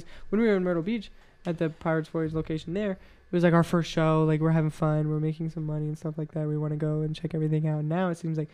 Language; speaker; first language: English; native; English